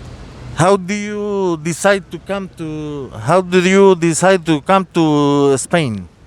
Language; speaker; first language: English; non-native, learner; Spanish